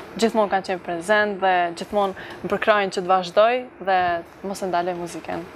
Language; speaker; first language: Albanian; early bilingual, heritage; Albanian